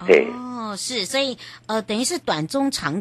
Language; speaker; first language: Chinese; native; Chinese